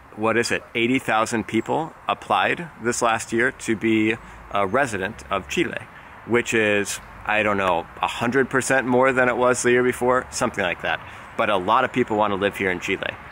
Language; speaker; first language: English; native; English